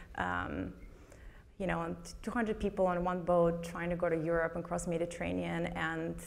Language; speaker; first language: English; non-native, fluent; Russian